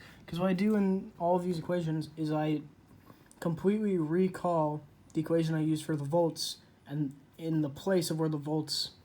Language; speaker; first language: English; native; English